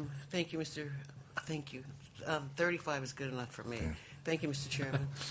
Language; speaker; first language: English; native; English